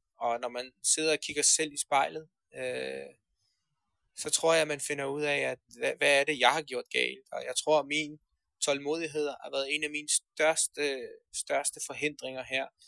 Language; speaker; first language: Danish; early bilingual, other home language; Persian